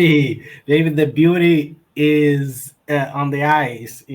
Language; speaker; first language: English; non-native, learner; Portuguese